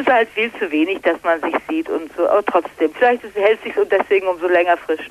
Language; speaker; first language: German; native; German